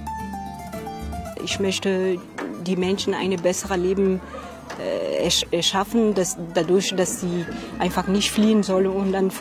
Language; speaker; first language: German; non-native, fluent; French